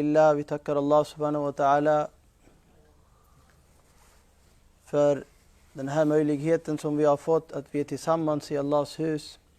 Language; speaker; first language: Swedish; non-native, fluent; Urdu